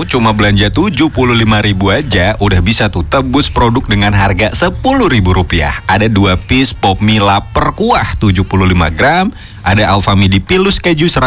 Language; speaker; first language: Indonesian; non-native, local second language; Javanese